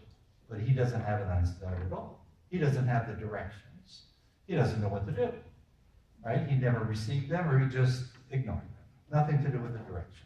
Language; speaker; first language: English; native; English